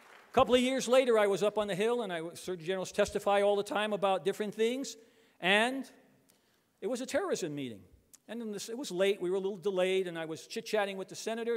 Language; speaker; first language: English; early bilingual, other home language; Spanish